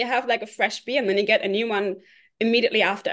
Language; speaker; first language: English; non-native, fluent; German